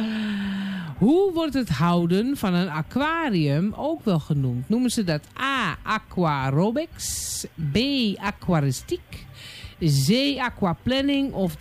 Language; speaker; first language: Dutch; native; Dutch